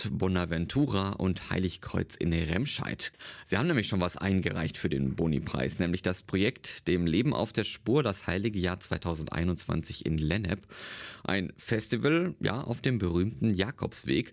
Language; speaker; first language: German; native; German